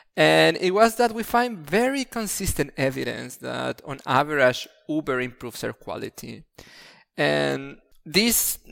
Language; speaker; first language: English; non-native, fluent; Spanish